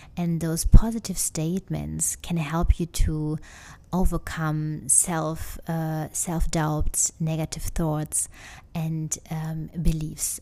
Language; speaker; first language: English; non-native, fluent; German